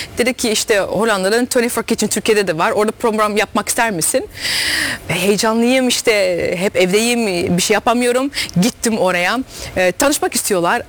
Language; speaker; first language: Turkish; early bilingual, heritage; Dutch